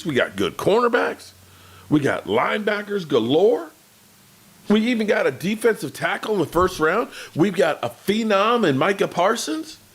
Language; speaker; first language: English; native; English